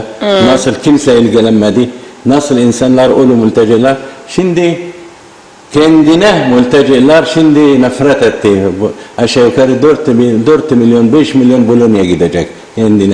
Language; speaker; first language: Turkish; non-native, learner; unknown